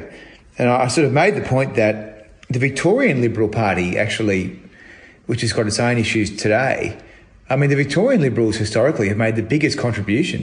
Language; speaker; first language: English; native; English